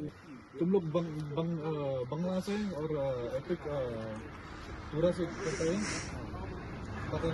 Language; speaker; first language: Hindi; non-native, local second language; Khasi